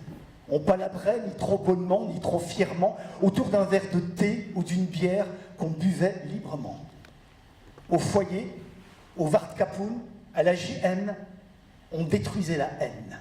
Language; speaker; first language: French; early bilingual, other home language; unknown